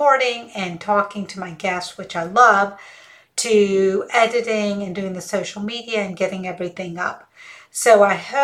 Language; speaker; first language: English; early bilingual, other home language; Hindi